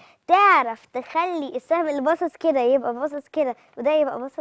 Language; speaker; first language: Arabic; native; Arabic